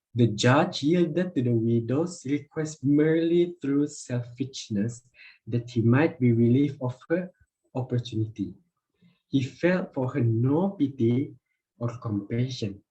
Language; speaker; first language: English; non-native, local second language; Malay